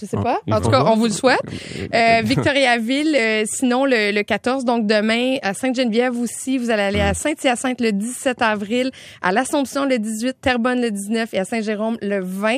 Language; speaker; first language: French; native; French